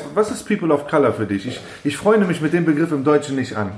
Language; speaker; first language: German; non-native, fluent; Persian